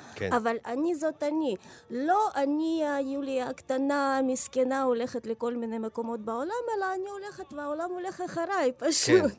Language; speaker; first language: Hebrew; non-native, fluent; Ukrainian